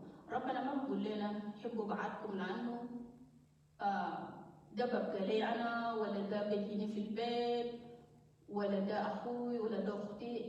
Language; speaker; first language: Arabic; non-native, local second language; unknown